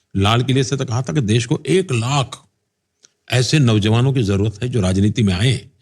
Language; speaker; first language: Hindi; non-native, local second language; Gujarati